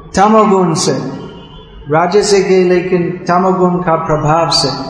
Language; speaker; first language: Hindi; non-native, fluent; English